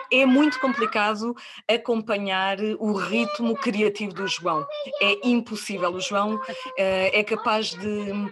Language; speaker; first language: Portuguese; native; Portuguese